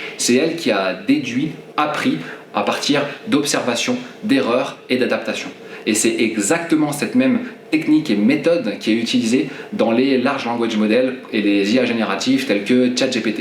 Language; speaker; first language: French; native; French